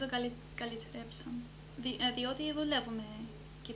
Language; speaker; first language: Greek; early bilingual, heritage; Greek